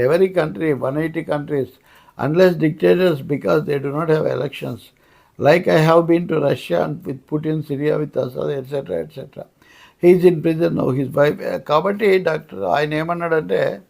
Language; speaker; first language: English; non-native, local second language; Telugu